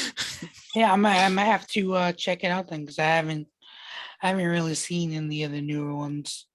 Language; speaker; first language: English; native; English